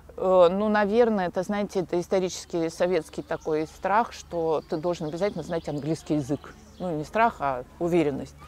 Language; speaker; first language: Russian; native; Russian